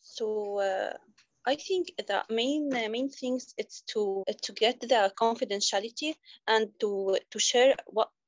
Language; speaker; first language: English; non-native, learner; Arabic